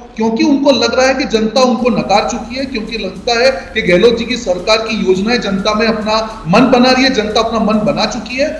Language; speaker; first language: Hindi; non-native, local second language; Gujarati